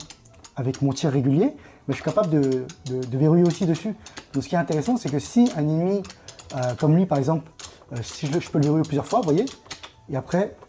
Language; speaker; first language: French; native; French